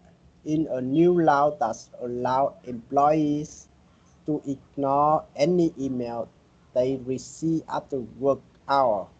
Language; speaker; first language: English; non-native, learner; Vietnamese